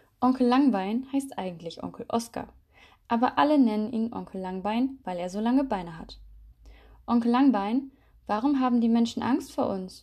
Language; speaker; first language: German; native; German